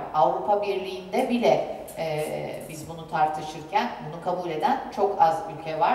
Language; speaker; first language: Turkish; native; Turkish